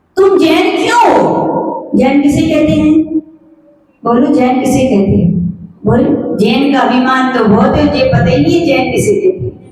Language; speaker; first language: Hindi; native; Hindi